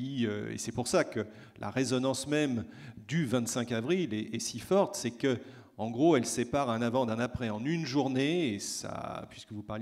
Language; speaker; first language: French; native; French